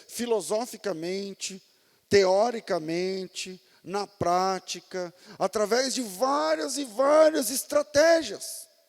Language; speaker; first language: Portuguese; native; Portuguese